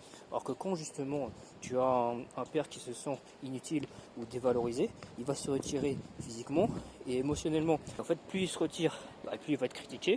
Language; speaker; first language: French; native; French